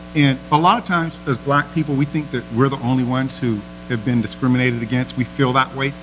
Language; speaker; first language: English; native; English